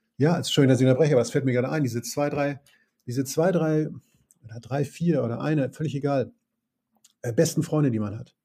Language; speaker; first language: German; native; German